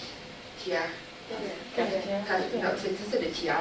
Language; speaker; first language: French; non-native, learner; Chinese